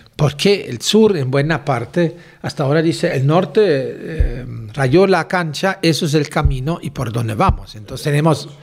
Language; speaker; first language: Spanish; non-native, fluent; German